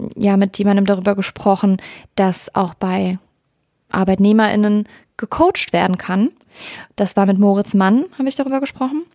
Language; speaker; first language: German; native; German